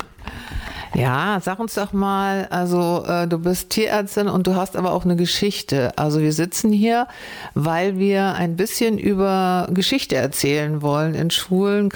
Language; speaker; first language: German; native; German